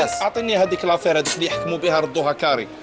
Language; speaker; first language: Arabic; native; Arabic